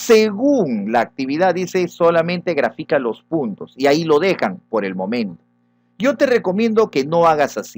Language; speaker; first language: Spanish; native; Spanish